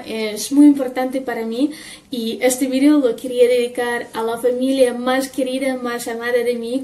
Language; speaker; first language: Spanish; non-native, fluent; Russian